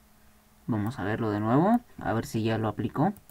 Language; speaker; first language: Spanish; native; Spanish